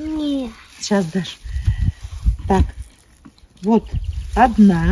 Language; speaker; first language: Russian; native; Russian